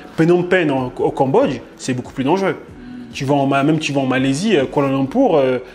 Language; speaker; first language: French; native; French